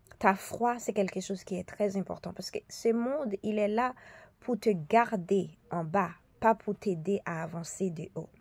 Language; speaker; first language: French; early bilingual, other home language; Haitian Creole